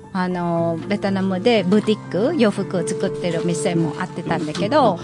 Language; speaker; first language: Japanese; non-native, fluent; Vietnamese